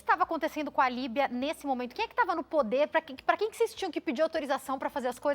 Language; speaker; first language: Portuguese; native; Portuguese